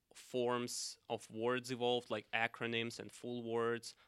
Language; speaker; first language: English; non-native, fluent; Russian